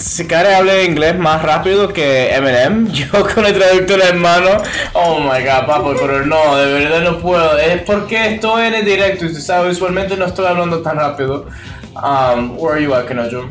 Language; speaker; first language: Spanish; native; Spanish